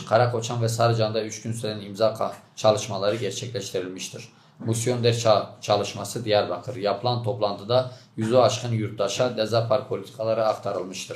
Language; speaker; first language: Turkish; native; Turkish